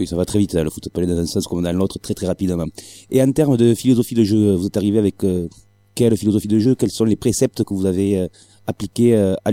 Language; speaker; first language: French; native; French